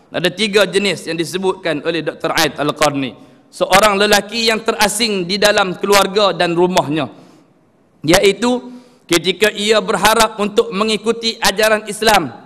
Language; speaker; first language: Malay; native; Malay